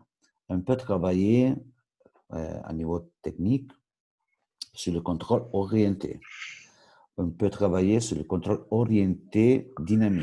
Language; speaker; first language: French; non-native, local second language; Italian